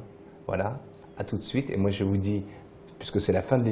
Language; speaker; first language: French; native; French